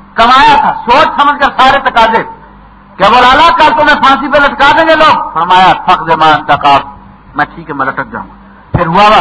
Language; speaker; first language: Urdu; non-native, local second language; Punjabi